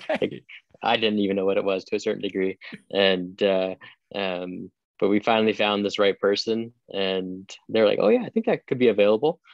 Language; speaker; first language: English; native; English